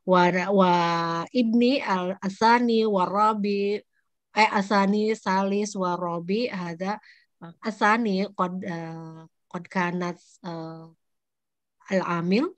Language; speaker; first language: Arabic; non-native, learner; Indonesian